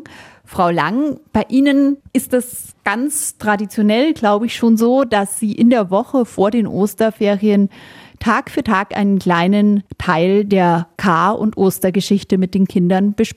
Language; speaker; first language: German; native; German